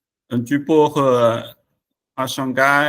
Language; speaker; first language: French; non-native, learner; Chinese